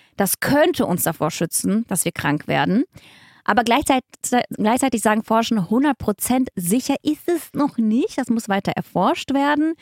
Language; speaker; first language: German; early bilingual, other home language; Russian